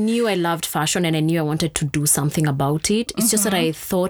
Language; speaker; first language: English; non-native, local second language; Kikuyu